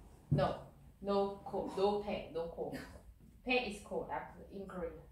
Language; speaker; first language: English; non-native, fluent; Korean